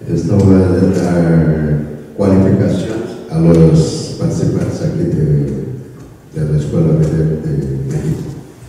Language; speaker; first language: Spanish; non-native, learner; Korean